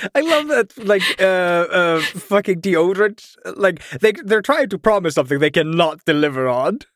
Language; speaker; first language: English; native; English